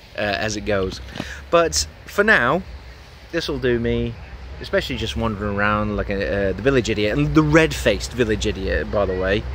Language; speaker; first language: English; native; English